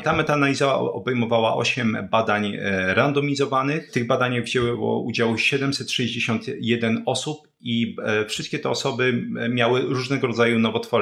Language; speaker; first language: Polish; native; Polish